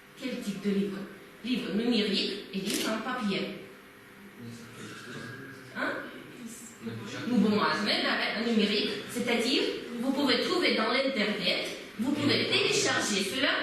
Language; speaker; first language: French; non-native, fluent; Russian